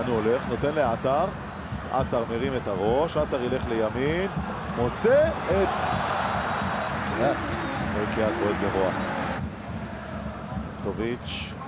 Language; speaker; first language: Hebrew; native; Hebrew